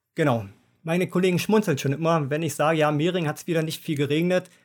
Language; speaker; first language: German; native; German